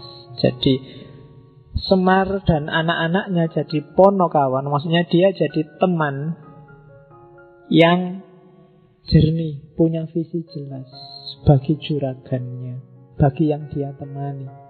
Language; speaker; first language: Indonesian; non-native, local second language; Javanese